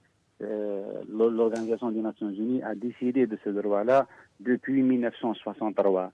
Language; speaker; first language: French; non-native, local second language; Arabic